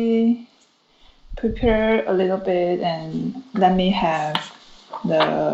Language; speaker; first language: English; non-native, learner; Chinese